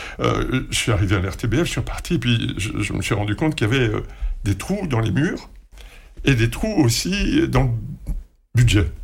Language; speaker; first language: French; native; French